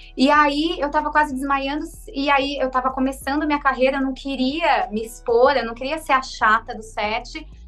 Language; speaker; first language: Portuguese; native; Portuguese